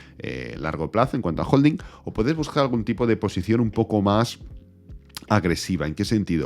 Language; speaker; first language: Spanish; native; Spanish